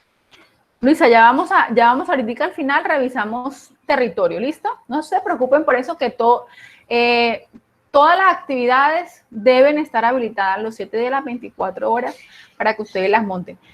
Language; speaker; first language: Spanish; native; Spanish